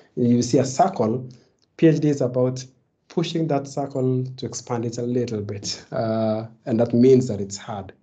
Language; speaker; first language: English; non-native, local second language; Kalenjin